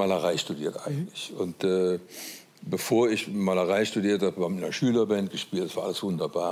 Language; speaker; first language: German; native; German